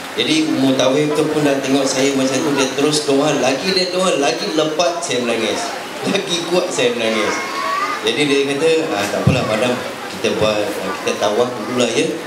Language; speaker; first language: Malay; non-native, local second language; Chinese